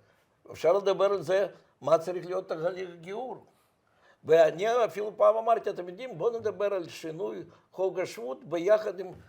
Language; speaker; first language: Hebrew; non-native, fluent; Russian